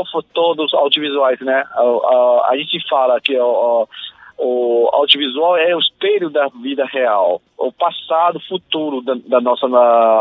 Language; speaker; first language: Portuguese; non-native, fluent; Chinese